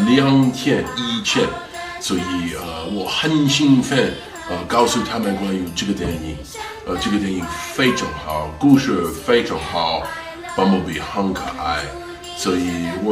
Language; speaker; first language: Chinese; non-native, learner; English